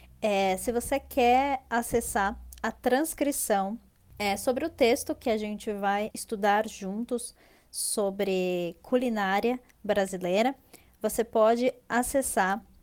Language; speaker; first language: Portuguese; native; Portuguese